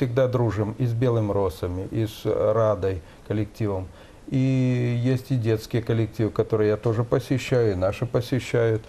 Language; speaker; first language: Russian; native; Russian